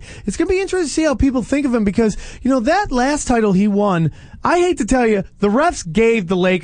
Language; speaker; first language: English; native; English